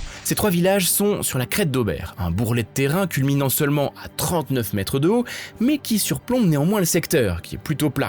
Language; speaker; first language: French; native; French